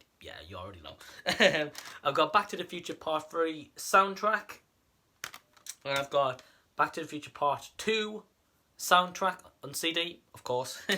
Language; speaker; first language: English; native; English